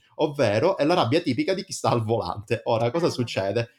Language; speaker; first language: Italian; native; Italian